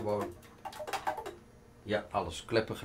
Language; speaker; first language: Dutch; native; Dutch